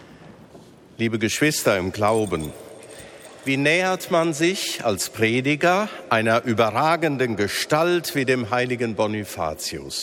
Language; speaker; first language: German; native; German